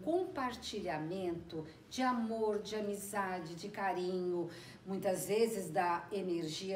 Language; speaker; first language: Portuguese; native; Portuguese